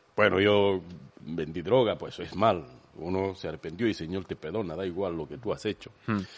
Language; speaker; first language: Spanish; non-native, fluent; Swahili